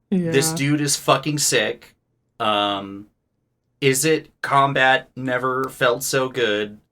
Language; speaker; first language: English; native; English